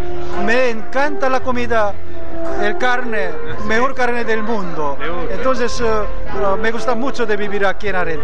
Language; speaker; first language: Spanish; non-native, fluent; Korean